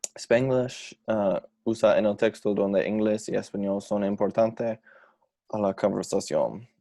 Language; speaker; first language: Spanish; non-native, learner; English